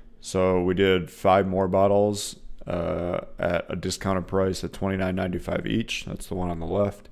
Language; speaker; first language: English; native; English